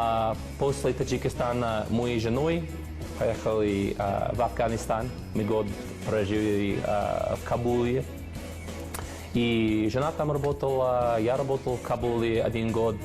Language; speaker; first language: Russian; non-native, fluent; English